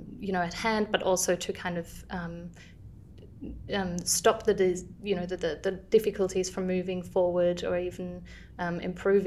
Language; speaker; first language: English; non-native, fluent; German